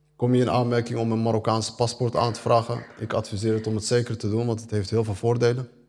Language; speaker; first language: Dutch; early bilingual, other home language; Arabic